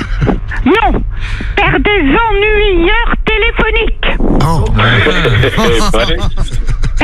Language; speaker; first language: French; native; French